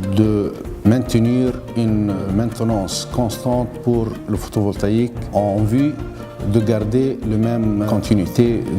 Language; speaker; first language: French; non-native, local second language; Arabic